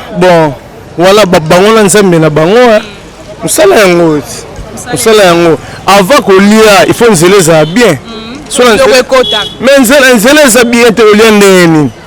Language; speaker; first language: Lingala; native; Lingala